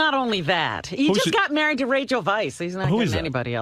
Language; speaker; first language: English; native; English